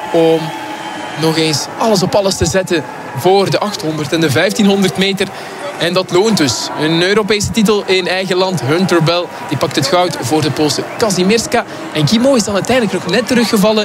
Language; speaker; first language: Dutch; native; Dutch